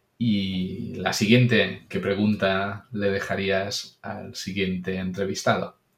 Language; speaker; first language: Spanish; non-native, local second language; Catalan